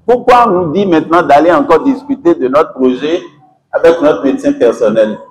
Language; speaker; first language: French; non-native, local second language; Yoruba